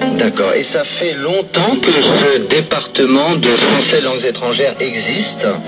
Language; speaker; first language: French; native; French